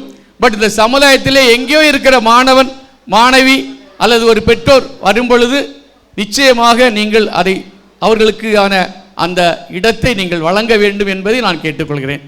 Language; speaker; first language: Tamil; native; Tamil